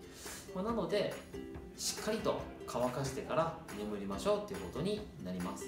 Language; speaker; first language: Japanese; native; Japanese